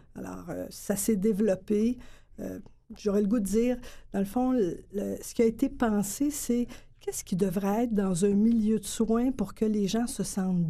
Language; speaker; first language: French; native; French